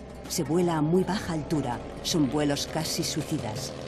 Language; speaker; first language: Spanish; native; Spanish